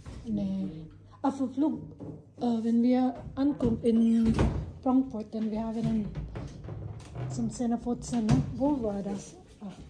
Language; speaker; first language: German; non-native, learner; Cebuano